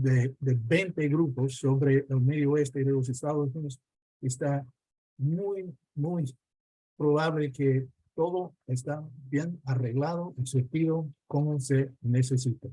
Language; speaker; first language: Spanish; non-native, fluent; English